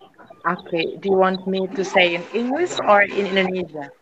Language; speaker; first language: English; non-native, learner; Indonesian